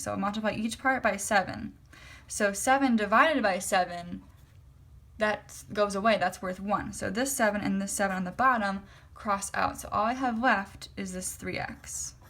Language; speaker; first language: English; native; English